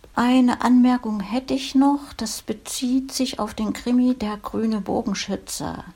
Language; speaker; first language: German; native; German